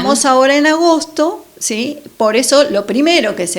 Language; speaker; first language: Spanish; native; Spanish